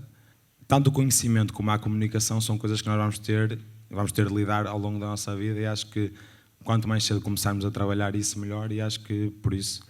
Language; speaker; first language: Portuguese; native; Portuguese